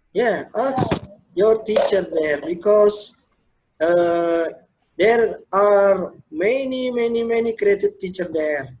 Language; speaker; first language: English; non-native, learner; Indonesian